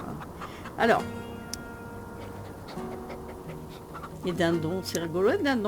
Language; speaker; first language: French; native; French